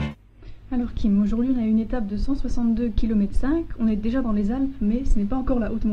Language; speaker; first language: French; native; French